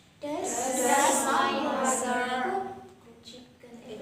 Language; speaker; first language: English; non-native, learner; Indonesian